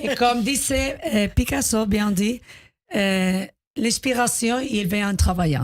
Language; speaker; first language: French; non-native, learner; Spanish